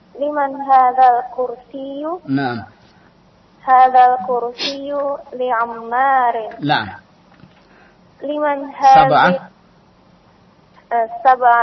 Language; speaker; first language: Arabic; non-native, learner; Indonesian